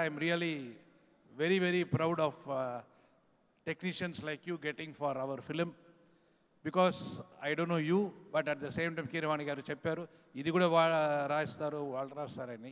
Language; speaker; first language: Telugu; non-native, learner; Tamil